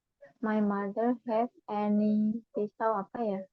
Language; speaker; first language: English; non-native, learner; Indonesian